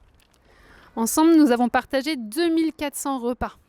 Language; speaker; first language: French; native; French